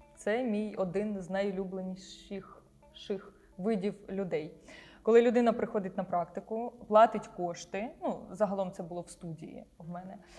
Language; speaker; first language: Ukrainian; non-native, local second language; Russian